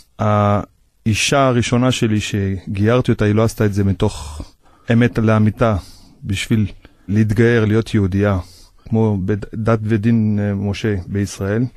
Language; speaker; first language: Hebrew; native; Hebrew